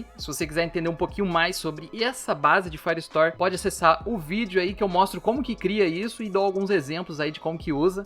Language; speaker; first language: Portuguese; native; Portuguese